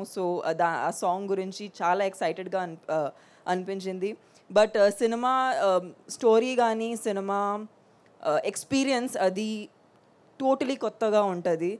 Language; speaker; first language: Telugu; non-native, local second language; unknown